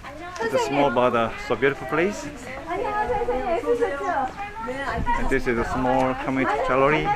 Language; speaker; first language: English; non-native, fluent; Korean